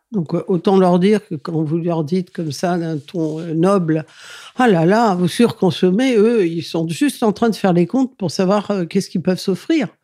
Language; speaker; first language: French; early bilingual, other home language; Catalan